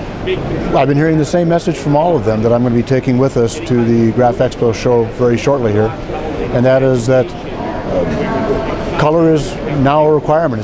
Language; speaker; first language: English; native; English